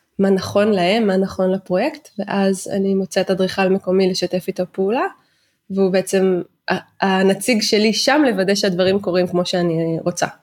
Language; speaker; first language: Hebrew; native; Hebrew